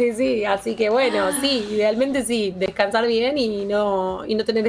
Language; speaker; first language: Spanish; native; Spanish